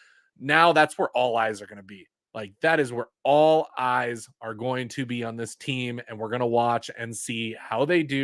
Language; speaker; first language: English; native; English